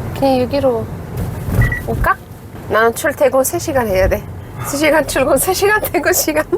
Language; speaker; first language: Korean; non-native, fluent; Arabic